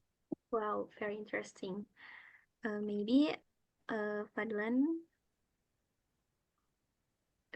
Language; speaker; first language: English; non-native, learner; Indonesian